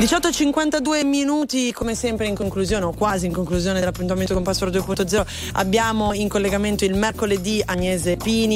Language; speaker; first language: Italian; native; Italian